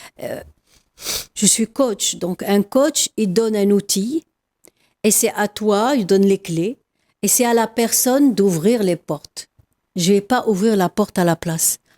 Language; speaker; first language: French; non-native, local second language; Arabic